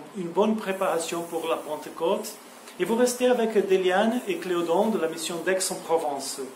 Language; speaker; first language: French; non-native, fluent; Portuguese